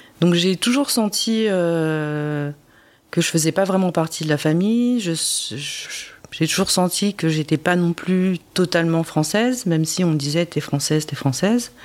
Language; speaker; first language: French; early bilingual, other home language; Korean